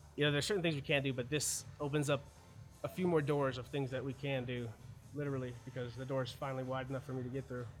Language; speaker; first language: English; early bilingual, other home language; German